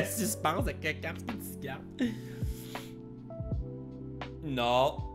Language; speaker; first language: French; native; French